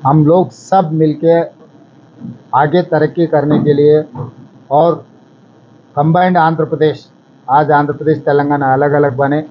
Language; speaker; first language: Hindi; non-native, local second language; Telugu